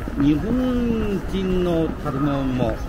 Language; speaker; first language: Japanese; non-native, learner; Chinese